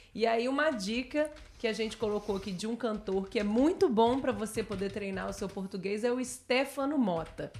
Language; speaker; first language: Portuguese; native; Portuguese